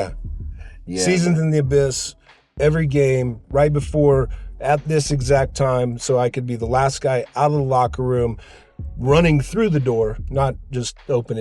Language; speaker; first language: English; native; English